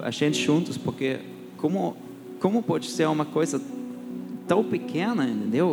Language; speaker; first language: Portuguese; non-native, fluent; German